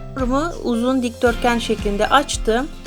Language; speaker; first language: Turkish; native; Turkish